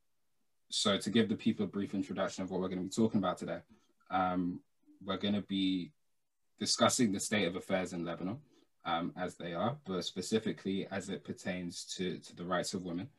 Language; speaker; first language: English; native; English